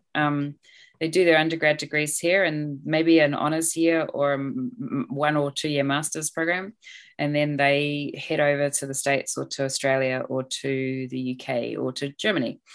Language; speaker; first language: English; native; English